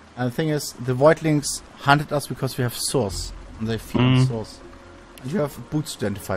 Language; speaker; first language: English; non-native, fluent; German